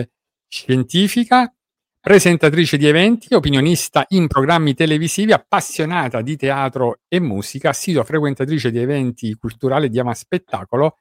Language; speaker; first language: Italian; native; Italian